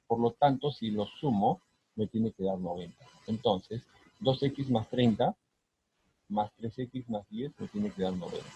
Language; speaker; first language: Spanish; native; Spanish